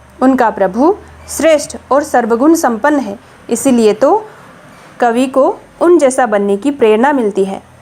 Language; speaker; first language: Hindi; non-native, local second language; Nepali